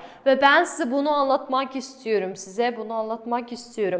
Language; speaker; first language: Turkish; non-native, fluent; Kazakh